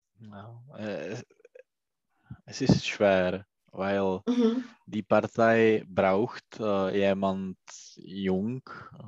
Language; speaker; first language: German; non-native, learner; Czech